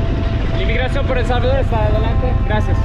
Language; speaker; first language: Spanish; non-native, fluent; English